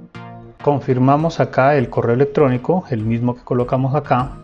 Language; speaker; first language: Spanish; native; Spanish